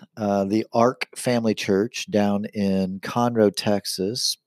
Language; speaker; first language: English; native; English